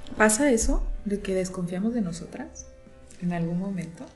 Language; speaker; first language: Spanish; native; Spanish